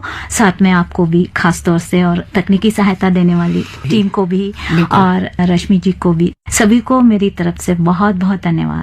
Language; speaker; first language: Hindi; non-native, fluent; Sinhala